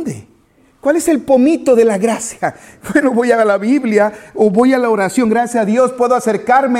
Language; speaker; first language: Spanish; native; Spanish